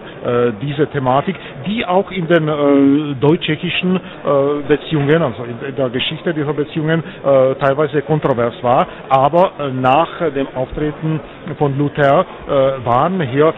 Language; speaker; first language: German; non-native, fluent; Czech